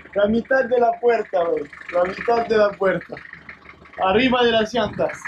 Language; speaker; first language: Spanish; non-native, fluent; French